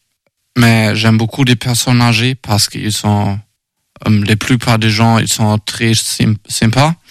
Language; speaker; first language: French; non-native, learner; German